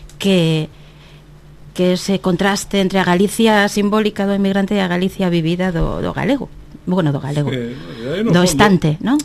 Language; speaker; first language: Galician; early bilingual, heritage; Galician